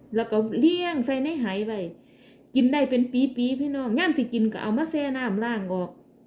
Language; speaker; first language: Thai; native; Thai